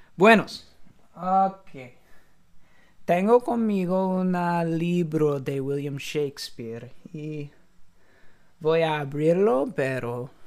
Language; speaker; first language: Spanish; non-native, learner; English